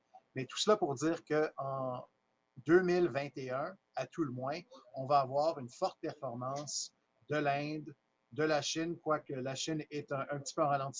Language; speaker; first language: French; native; French